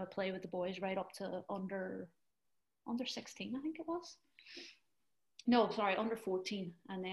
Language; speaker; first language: English; native; English